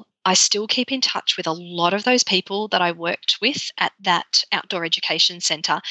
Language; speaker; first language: English; native; English